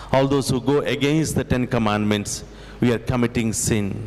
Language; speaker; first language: English; non-native, local second language; Telugu